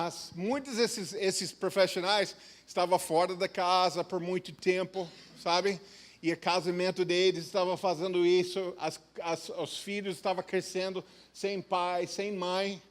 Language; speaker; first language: Portuguese; non-native, fluent; English